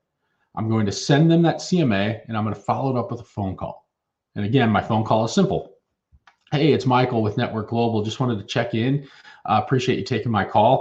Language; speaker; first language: English; native; English